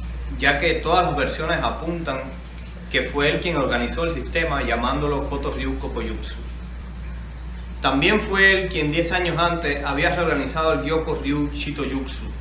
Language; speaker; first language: Spanish; native; Spanish